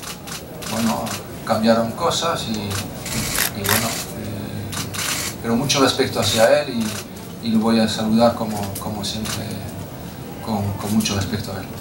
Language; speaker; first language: Spanish; non-native, fluent; French